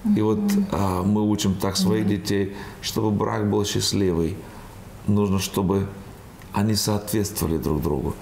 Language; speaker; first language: Russian; native; Russian